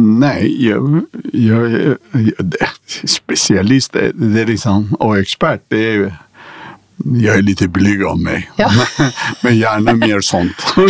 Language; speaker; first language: Swedish; non-native, fluent; Persian